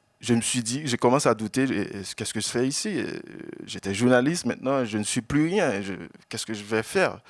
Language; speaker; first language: French; non-native, local second language; Haitian Creole